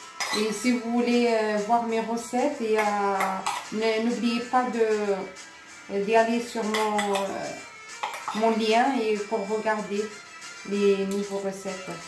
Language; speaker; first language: French; non-native, local second language; Arabic